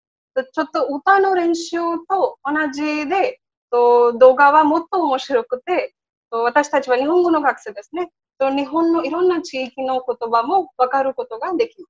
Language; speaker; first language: Japanese; non-native, learner; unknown